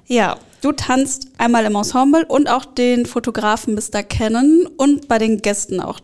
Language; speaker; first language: German; native; German